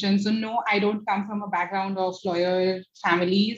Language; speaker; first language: English; non-native, local second language; Hindi